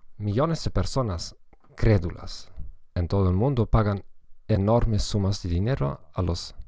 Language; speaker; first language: Spanish; non-native, fluent; German